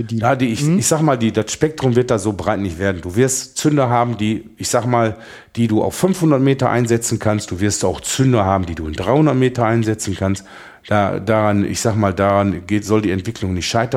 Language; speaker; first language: German; native; German